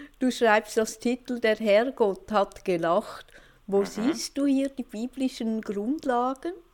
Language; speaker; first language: German; native; German